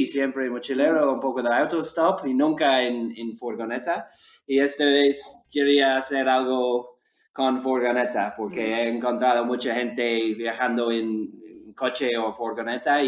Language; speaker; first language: Spanish; non-native, learner; English